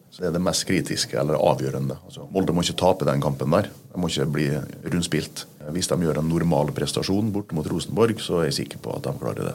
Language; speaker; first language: Norwegian; native; Norwegian